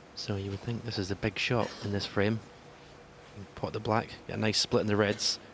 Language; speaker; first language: English; native; English